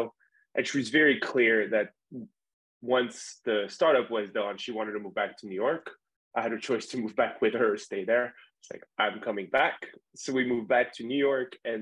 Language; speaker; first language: English; non-native, fluent; French